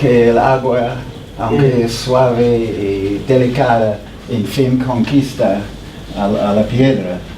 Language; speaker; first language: Spanish; non-native, fluent; English